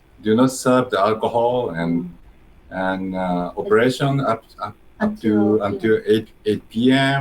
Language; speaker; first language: English; non-native, learner; Japanese